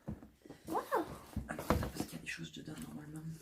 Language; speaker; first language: French; native; French